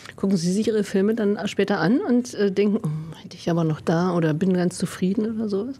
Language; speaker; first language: German; native; German